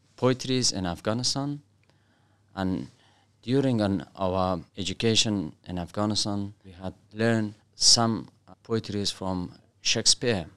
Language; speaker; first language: English; non-native, learner; Persian